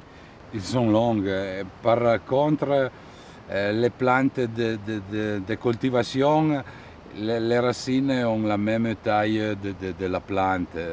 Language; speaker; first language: French; non-native, fluent; Italian